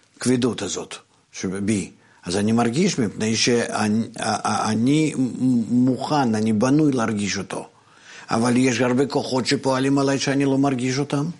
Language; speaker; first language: Hebrew; non-native, fluent; Russian